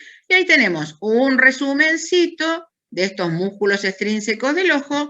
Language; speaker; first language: Spanish; native; Spanish